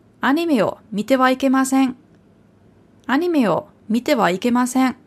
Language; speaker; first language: Japanese; non-native, fluent; German